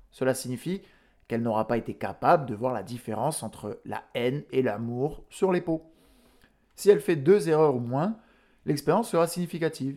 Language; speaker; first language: French; native; French